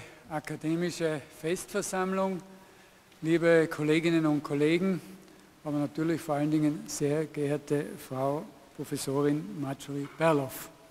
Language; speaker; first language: German; native; German